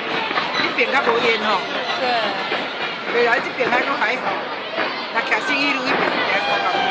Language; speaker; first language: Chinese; native; Chinese